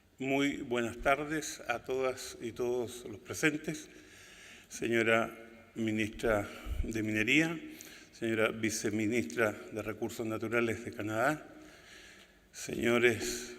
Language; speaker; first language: Spanish; native; Spanish